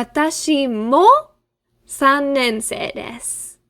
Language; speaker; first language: Japanese; non-native, fluent; English